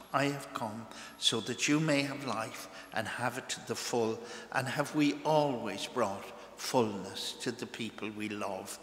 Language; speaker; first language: English; native; English